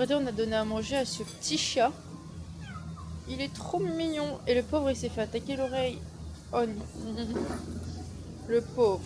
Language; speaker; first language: French; native; French